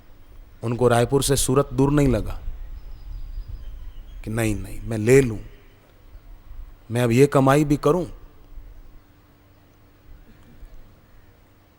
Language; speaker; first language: Hindi; native; Hindi